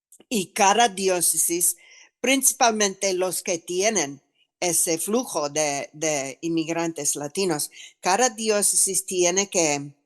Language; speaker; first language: Spanish; non-native, fluent; English